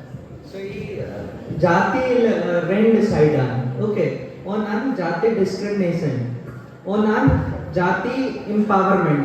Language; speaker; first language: Malayalam; non-native, learner; Hindi